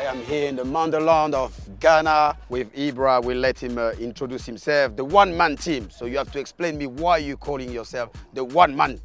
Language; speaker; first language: English; non-native, fluent; French